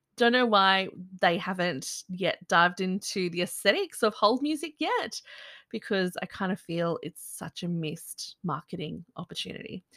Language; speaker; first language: English; native; English